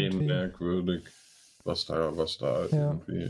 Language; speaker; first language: German; native; German